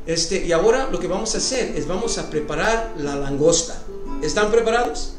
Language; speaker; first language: Spanish; early bilingual, other home language; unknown